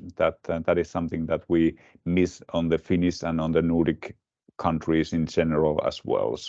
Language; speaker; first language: English; non-native, fluent; Finnish